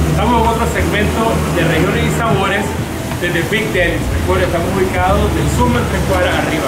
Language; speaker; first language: Spanish; native; Spanish